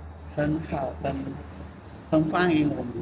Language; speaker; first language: Chinese; non-native, fluent; Indonesian